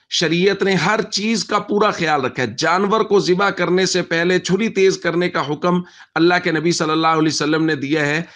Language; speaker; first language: Urdu; native; Urdu